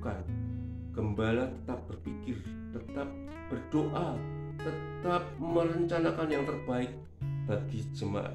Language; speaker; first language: Indonesian; native; Indonesian